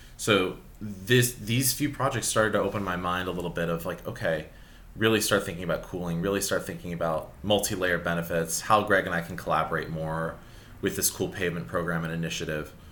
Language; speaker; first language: English; native; English